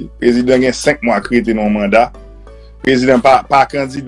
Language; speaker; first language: French; non-native, local second language; Haitian Creole